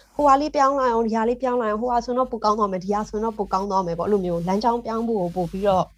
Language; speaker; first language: Burmese; native; Burmese